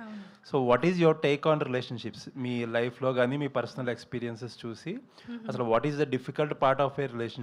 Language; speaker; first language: Telugu; native; Telugu